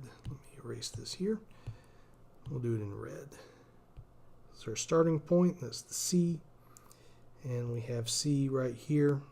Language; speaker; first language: English; native; English